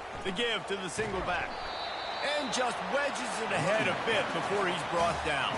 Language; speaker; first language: English; native; English